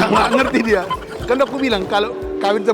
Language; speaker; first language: Indonesian; native; Indonesian